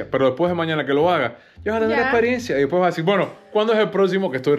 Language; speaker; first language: Spanish; native; Spanish